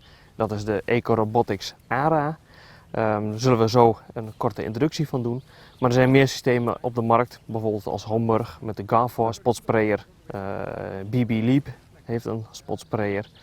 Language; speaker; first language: Dutch; native; Dutch